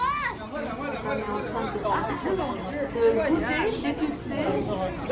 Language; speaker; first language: French; non-native, fluent; Chinese